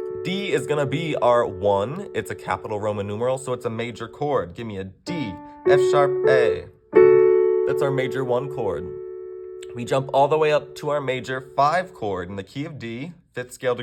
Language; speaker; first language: English; native; English